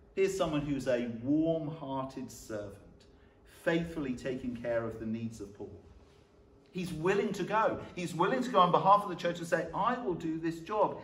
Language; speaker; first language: English; native; English